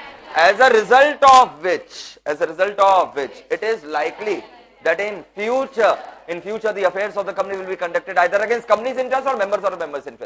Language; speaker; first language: English; non-native, local second language; Hindi